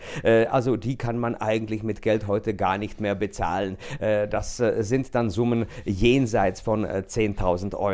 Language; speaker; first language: German; non-native, fluent; Czech